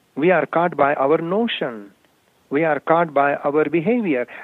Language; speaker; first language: English; non-native, local second language; Marathi